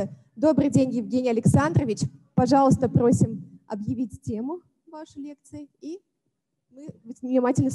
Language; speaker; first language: Russian; native; Russian